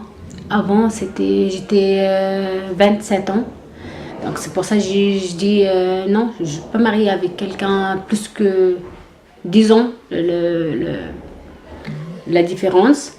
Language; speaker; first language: French; non-native, learner; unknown